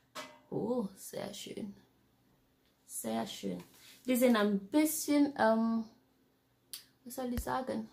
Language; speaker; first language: German; non-native, fluent; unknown